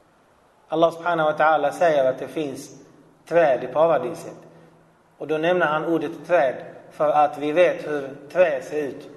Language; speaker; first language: Swedish; non-native, fluent; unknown